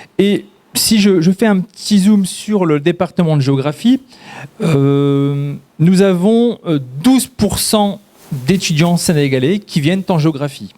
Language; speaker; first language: French; native; French